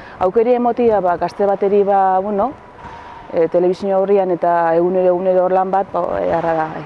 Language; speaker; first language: Basque; native; Basque